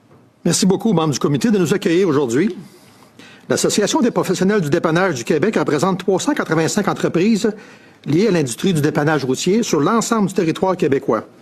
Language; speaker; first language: French; native; French